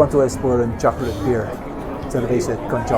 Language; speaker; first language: Spanish; non-native, learner; English